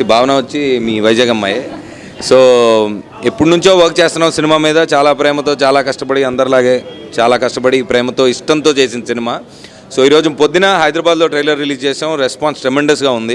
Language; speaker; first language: Telugu; native; Telugu